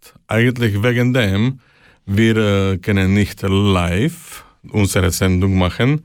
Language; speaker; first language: German; non-native, learner; Slovak